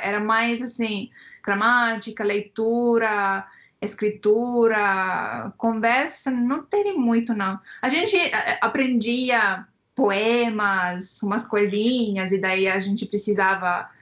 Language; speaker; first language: Portuguese; non-native, fluent; Estonian